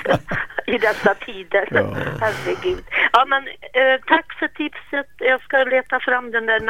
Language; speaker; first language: Swedish; native; Swedish